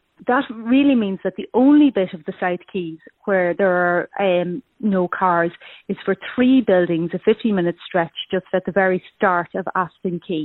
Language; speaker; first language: English; native; English